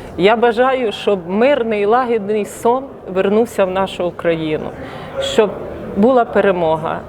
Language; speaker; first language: Ukrainian; native; Ukrainian